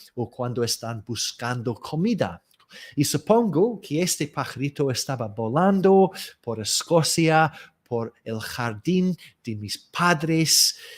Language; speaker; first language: Spanish; non-native, fluent; English